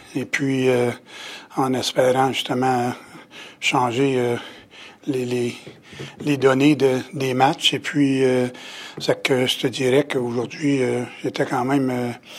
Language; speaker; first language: French; native; French